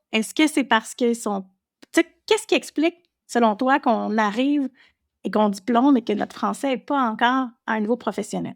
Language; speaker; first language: French; native; French